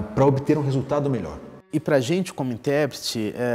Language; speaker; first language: Portuguese; native; Portuguese